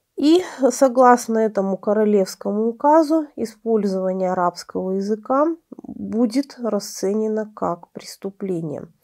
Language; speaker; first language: Russian; native; Russian